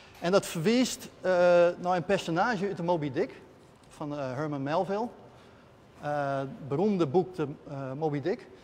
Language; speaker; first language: Dutch; non-native, local second language; Western Frisian